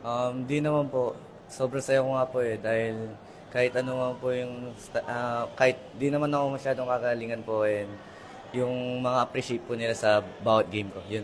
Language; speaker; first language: Filipino; non-native, local second language; Pampanga